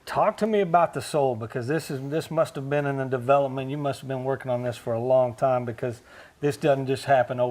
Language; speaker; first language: English; native; English